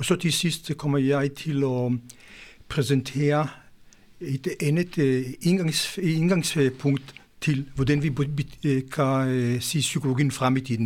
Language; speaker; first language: Danish; non-native, fluent; Hebrew